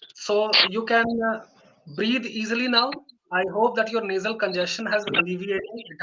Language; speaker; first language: English; non-native, local second language; Hindi